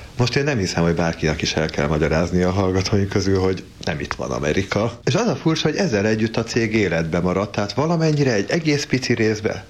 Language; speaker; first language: Hungarian; native; Hungarian